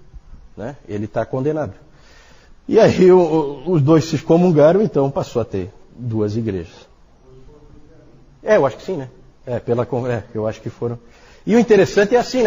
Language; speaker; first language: Portuguese; native; Portuguese